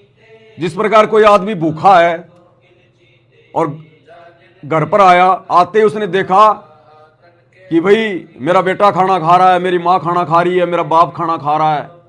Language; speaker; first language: Hindi; native; Hindi